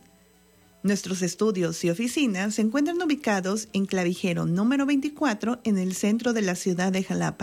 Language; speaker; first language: Spanish; native; Spanish